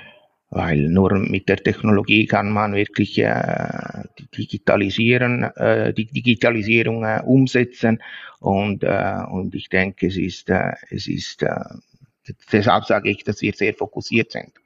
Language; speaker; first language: German; non-native, fluent; Italian